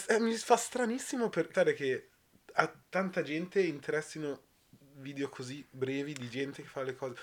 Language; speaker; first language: Italian; native; Italian